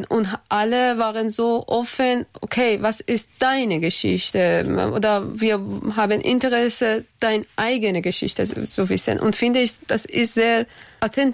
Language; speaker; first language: German; non-native, learner; Persian